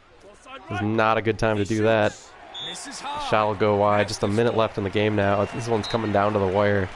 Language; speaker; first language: English; native; English